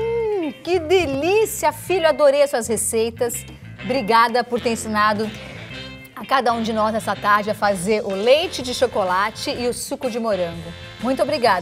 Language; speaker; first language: Portuguese; native; Portuguese